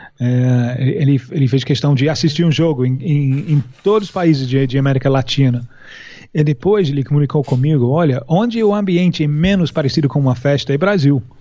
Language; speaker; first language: Portuguese; non-native, fluent; English